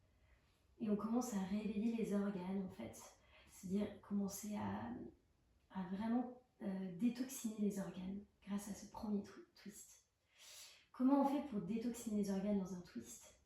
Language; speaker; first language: French; native; French